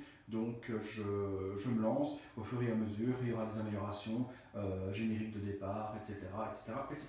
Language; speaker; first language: French; native; French